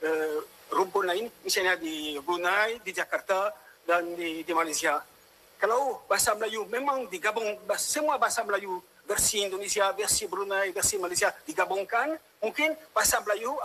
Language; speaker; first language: Indonesian; non-native, fluent; French